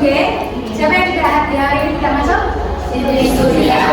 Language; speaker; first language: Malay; non-native, local second language; Javanese